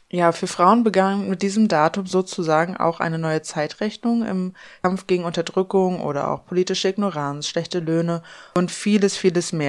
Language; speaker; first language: German; native; German